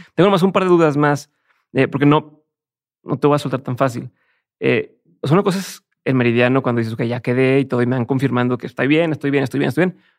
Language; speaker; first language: Spanish; native; Spanish